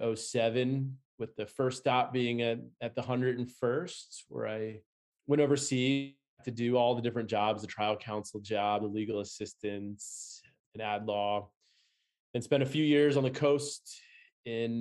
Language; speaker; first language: English; native; English